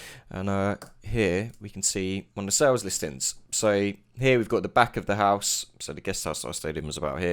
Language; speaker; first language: English; native; English